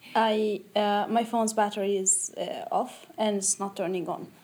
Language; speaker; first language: English; non-native, fluent; Arabic